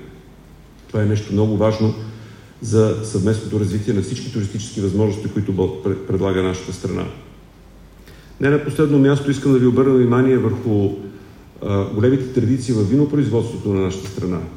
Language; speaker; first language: Bulgarian; native; Bulgarian